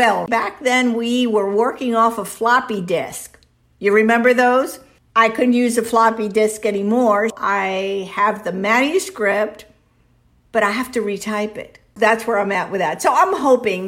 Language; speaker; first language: English; early bilingual, other home language; Spanish